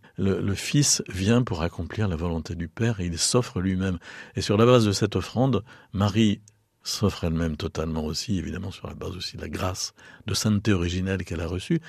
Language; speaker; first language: French; native; French